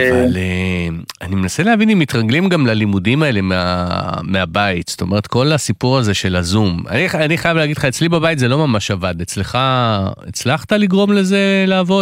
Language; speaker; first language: Hebrew; native; Hebrew